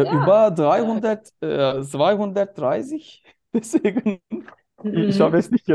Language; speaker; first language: German; non-native, learner; Turkish